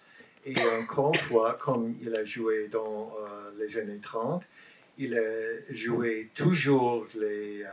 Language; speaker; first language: French; non-native, learner; English